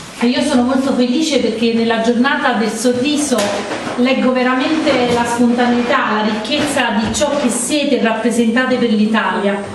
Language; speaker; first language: Italian; native; Italian